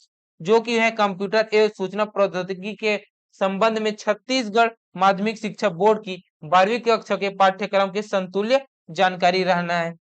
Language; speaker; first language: Hindi; native; Hindi